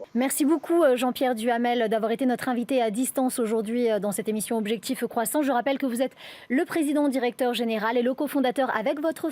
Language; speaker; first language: French; native; French